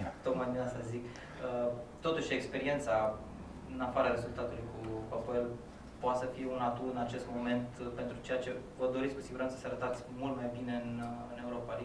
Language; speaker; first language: Romanian; native; Romanian